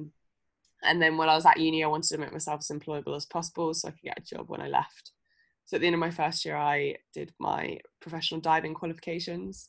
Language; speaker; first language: English; native; English